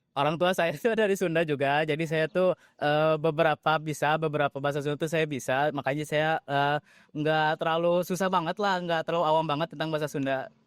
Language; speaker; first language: Indonesian; native; Indonesian